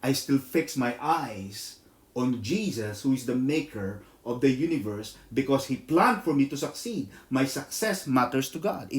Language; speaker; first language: English; non-native, local second language; Filipino